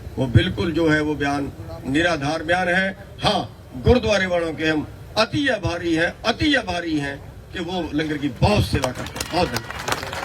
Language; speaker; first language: Hindi; native; Hindi